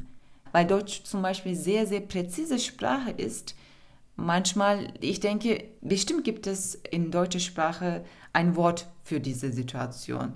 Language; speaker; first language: German; non-native, fluent; Turkish